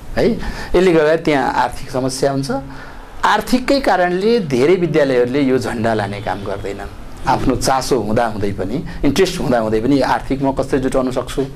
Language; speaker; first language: Nepali; native; Nepali